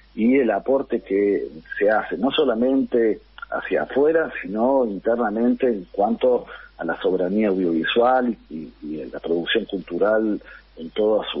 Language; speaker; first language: Spanish; native; Spanish